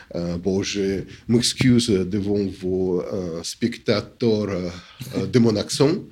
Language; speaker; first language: French; non-native, fluent; Russian